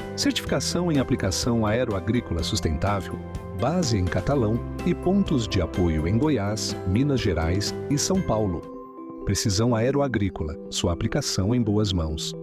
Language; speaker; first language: Portuguese; native; Portuguese